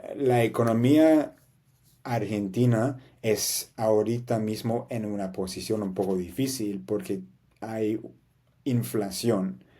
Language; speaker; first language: Spanish; non-native, learner; English